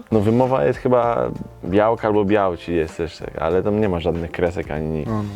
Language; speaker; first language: Polish; native; Polish